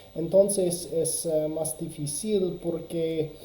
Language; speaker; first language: Spanish; non-native, learner; English